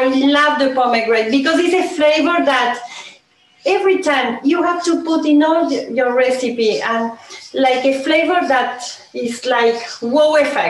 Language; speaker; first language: English; non-native, learner; Spanish